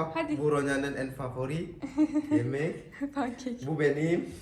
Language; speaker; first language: Turkish; non-native, learner; Indonesian